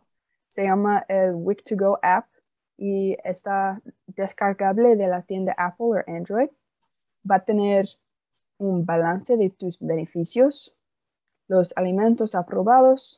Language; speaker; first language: Spanish; non-native, fluent; English